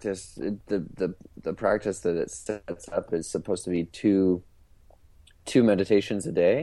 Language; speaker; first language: English; native; English